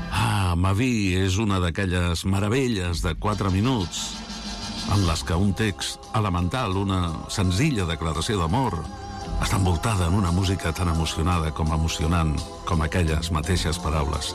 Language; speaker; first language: Catalan; native; Catalan